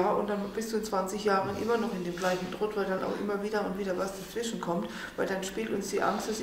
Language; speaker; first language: German; native; German